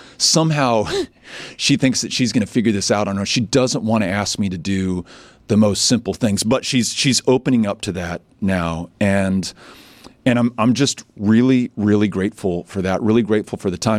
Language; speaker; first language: English; native; English